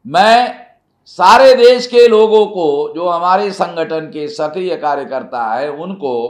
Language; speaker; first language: Hindi; non-native, local second language; Marathi